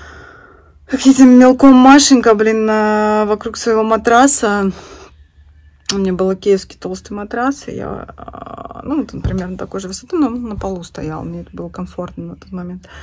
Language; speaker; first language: Russian; native; Russian